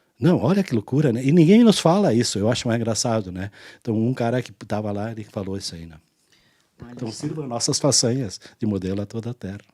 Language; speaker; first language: Portuguese; non-native, local second language; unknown